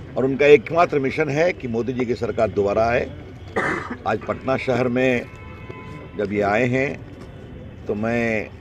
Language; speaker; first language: Hindi; native; Hindi